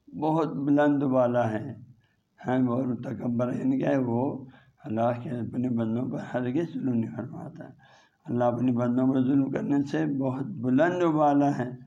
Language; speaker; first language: Urdu; non-native, local second language; Balti